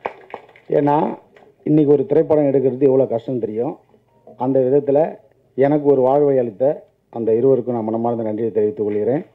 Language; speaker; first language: Tamil; native; Tamil